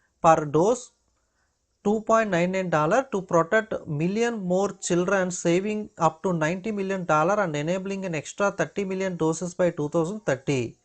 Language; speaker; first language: English; non-native, local second language; Telugu